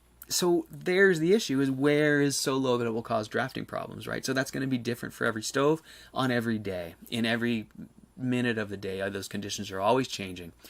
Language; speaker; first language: English; native; English